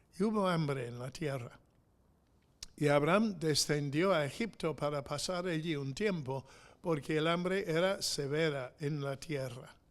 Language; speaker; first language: Spanish; non-native, fluent; English